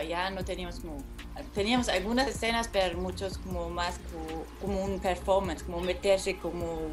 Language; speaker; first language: Spanish; non-native, fluent; German